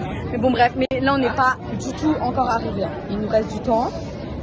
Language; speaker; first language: French; native; French